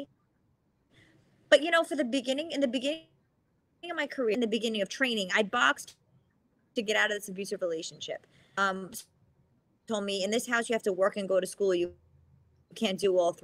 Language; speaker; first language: English; native; English